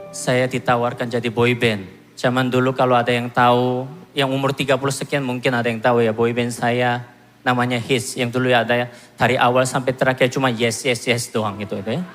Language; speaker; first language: Indonesian; non-native, fluent; Korean